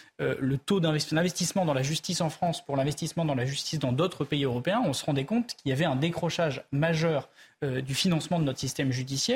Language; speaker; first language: French; native; French